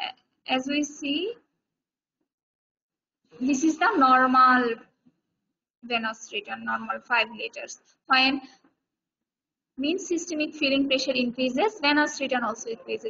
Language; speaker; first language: English; non-native, local second language; Bangla